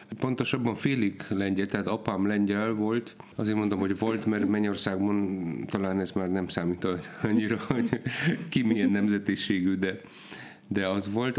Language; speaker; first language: Hungarian; non-native, fluent; Polish